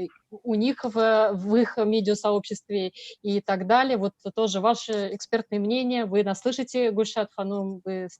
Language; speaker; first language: Russian; native; Russian